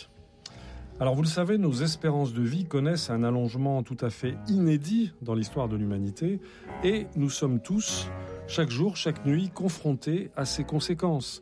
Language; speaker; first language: French; native; French